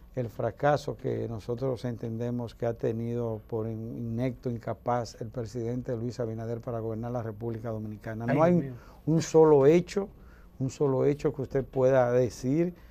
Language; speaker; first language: Spanish; native; Spanish